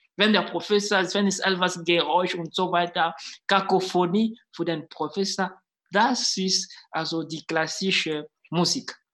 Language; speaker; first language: German; non-native, fluent; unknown